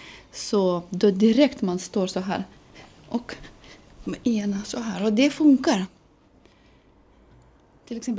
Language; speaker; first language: Swedish; non-native, fluent; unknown